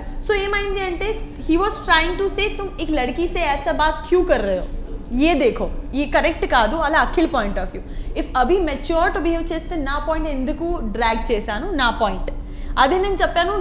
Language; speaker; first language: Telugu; non-native, learner; Gujarati